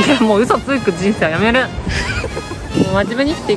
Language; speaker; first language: Japanese; native; Japanese